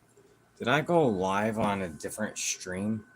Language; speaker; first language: English; native; English